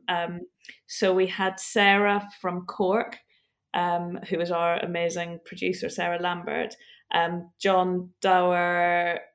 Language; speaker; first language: English; native; English